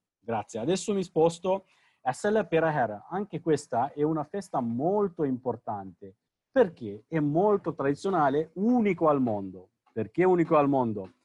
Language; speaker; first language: Italian; non-native, fluent; Sinhala